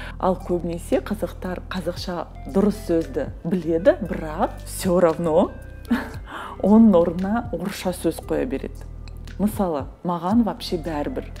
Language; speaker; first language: Kazakh; non-native, local second language; Russian